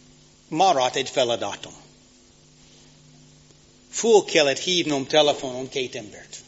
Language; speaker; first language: Hungarian; non-native, fluent; English